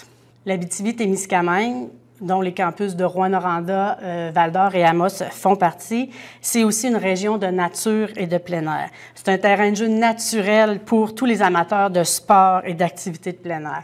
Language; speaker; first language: French; native; French